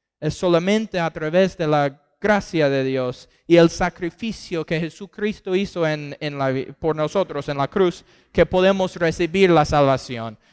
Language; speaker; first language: Spanish; non-native, fluent; English